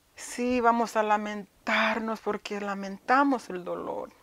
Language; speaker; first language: Spanish; early bilingual, heritage; Spanish